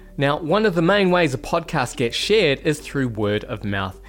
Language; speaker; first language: English; native; English